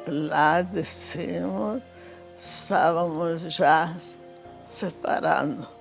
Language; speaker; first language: Portuguese; non-native, fluent; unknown